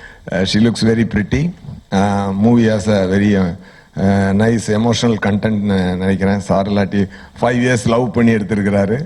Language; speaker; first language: Tamil; native; Tamil